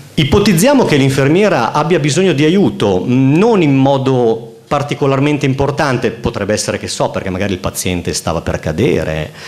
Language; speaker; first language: Italian; native; Italian